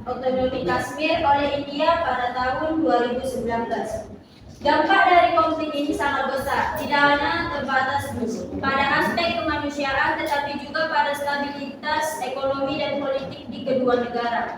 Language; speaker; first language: Indonesian; native; Indonesian